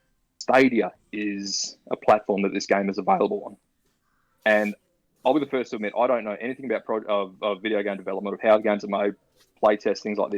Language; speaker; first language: English; native; English